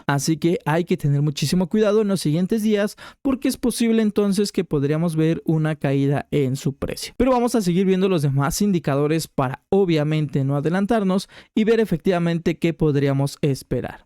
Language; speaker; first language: Spanish; native; Spanish